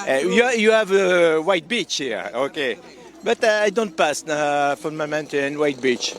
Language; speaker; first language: English; non-native, learner; French